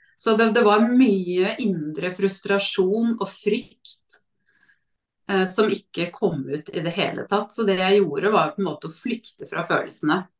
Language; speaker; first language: Norwegian; native; Norwegian